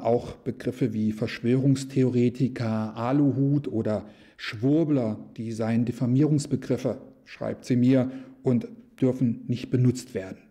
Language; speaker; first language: German; native; German